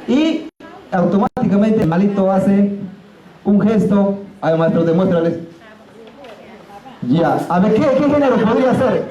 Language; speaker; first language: Spanish; non-native, fluent; English